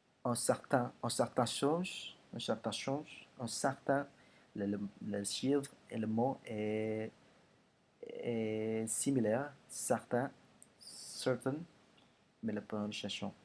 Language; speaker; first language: French; non-native, learner; Indonesian